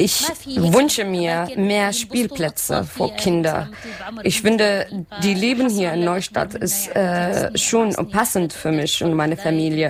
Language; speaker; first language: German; non-native, learner; Arabic